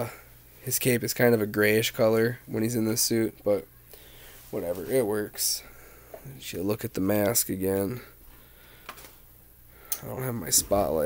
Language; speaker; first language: English; native; English